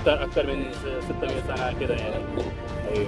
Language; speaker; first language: Arabic; non-native, learner; Urdu